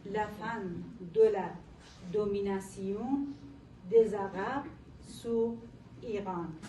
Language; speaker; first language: French; non-native, learner; Persian